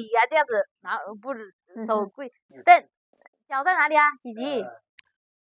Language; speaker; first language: Chinese; native; Chinese